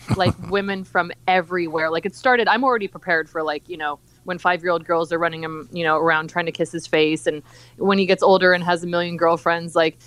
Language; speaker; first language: English; native; English